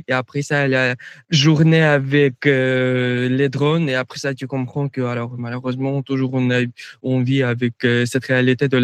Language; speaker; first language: French; non-native, fluent; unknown